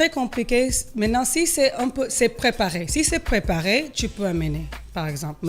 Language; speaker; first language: French; early bilingual, heritage; French